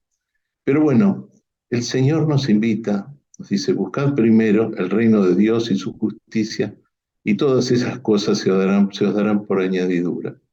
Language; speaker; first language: Spanish; native; Spanish